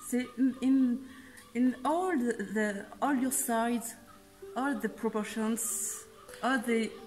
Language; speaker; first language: English; non-native, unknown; French